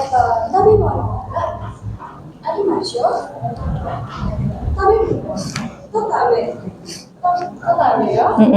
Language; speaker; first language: Japanese; non-native, learner; Indonesian